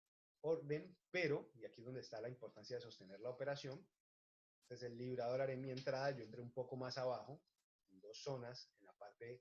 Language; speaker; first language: Spanish; native; Spanish